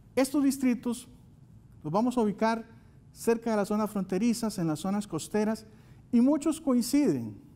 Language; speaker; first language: Spanish; native; Spanish